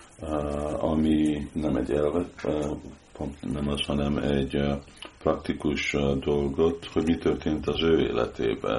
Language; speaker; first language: Hungarian; early bilingual, heritage; Hungarian